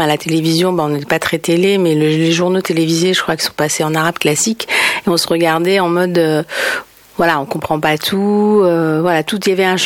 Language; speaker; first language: French; native; French